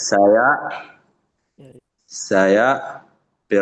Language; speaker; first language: Indonesian; non-native, learner; Arabic